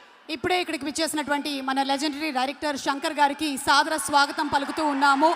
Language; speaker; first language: Telugu; native; Telugu